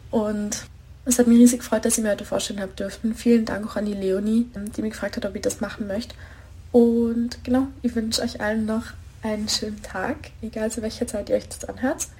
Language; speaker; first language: German; native; German